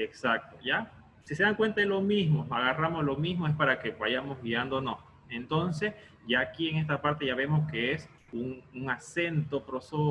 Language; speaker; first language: Spanish; native; Spanish